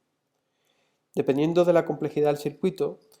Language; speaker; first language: Spanish; native; Spanish